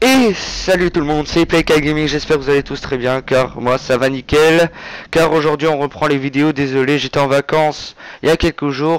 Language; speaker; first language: French; native; French